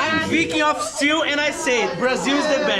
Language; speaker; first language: English; non-native, learner; Portuguese